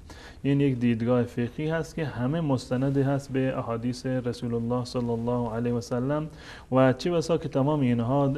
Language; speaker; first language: Persian; native; Persian